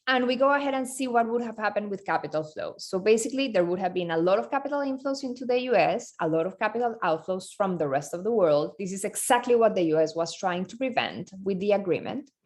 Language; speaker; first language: English; non-native, fluent; Spanish